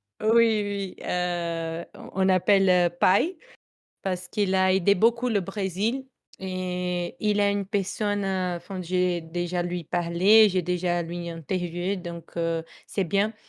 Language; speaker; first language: French; non-native, fluent; Portuguese